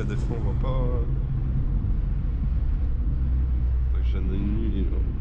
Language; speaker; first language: French; native; French